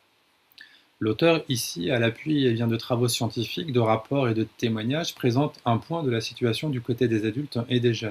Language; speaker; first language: French; native; French